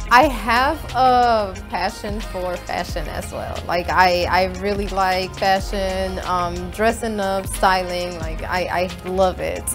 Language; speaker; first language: English; native; English